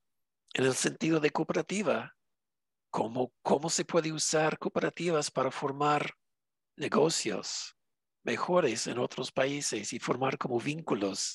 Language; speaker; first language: Spanish; non-native, fluent; English